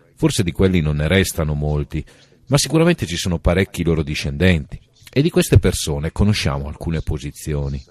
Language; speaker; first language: Italian; native; Italian